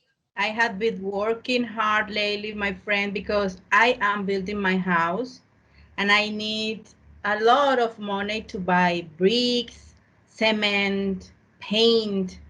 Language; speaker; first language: English; non-native, learner; Spanish